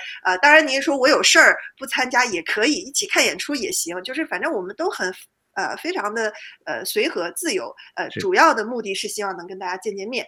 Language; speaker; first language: Chinese; native; Chinese